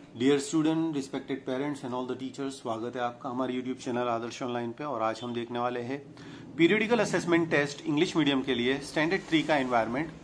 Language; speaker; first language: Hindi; non-native, local second language; Gujarati